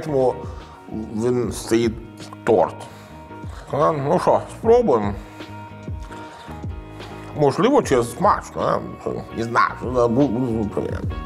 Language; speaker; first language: Ukrainian; non-native, learner; Italian